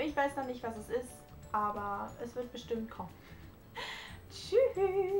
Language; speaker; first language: German; native; German